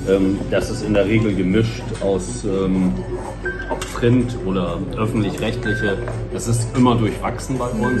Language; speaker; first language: German; native; German